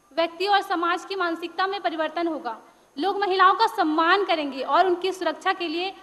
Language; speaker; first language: Hindi; native; Hindi